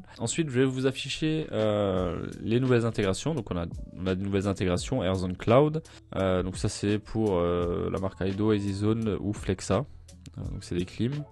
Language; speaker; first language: French; native; French